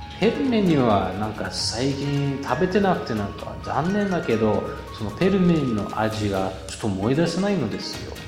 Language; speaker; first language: Japanese; non-native, fluent; Bulgarian